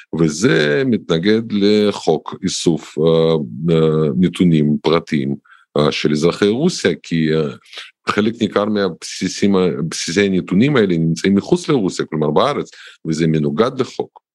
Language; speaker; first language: Hebrew; non-native, fluent; Russian